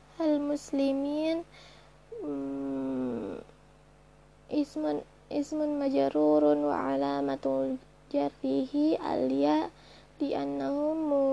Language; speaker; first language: Arabic; non-native, learner; Indonesian